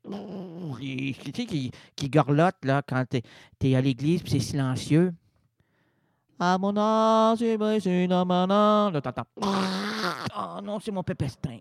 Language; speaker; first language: French; native; French